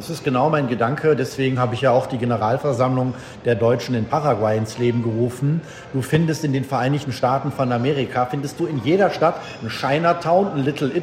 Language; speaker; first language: German; native; German